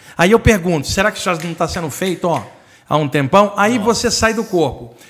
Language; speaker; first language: Portuguese; native; Portuguese